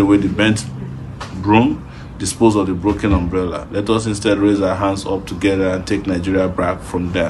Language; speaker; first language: English; non-native, local second language; Yoruba